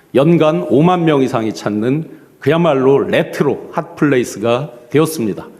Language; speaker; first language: Korean; native; Korean